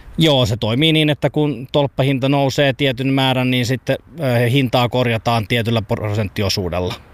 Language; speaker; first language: Finnish; native; Finnish